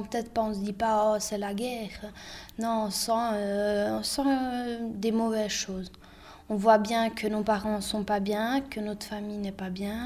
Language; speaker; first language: French; early bilingual, other home language; Bosnian